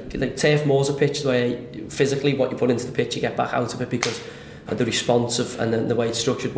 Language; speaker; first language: English; native; English